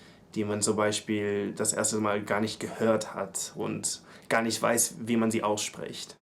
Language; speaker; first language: German; non-native, fluent; English